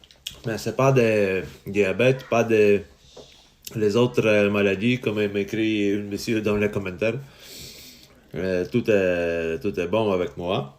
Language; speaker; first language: French; non-native, learner; Ukrainian